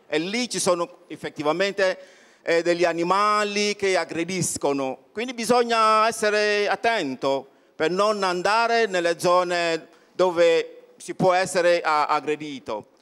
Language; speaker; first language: Italian; non-native, fluent; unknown